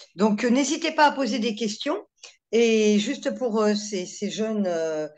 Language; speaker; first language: French; native; French